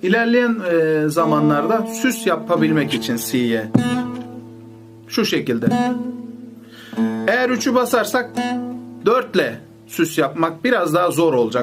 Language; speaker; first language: Turkish; native; Turkish